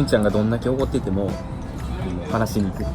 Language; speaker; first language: Japanese; native; Japanese